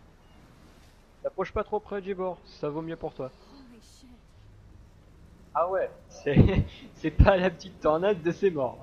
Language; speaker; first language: French; native; French